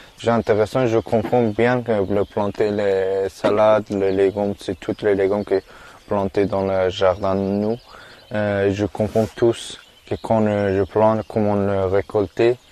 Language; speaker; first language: French; non-native, learner; Persian